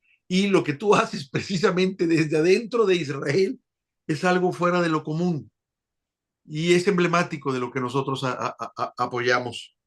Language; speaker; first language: Spanish; native; Spanish